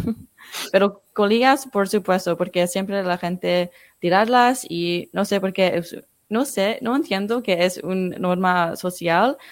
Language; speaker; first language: Spanish; non-native, fluent; English